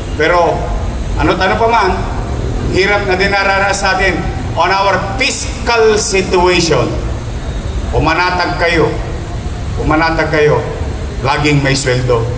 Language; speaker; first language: Filipino; native; Filipino